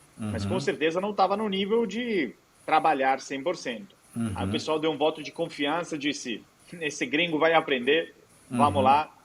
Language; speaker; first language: Portuguese; non-native, fluent; Italian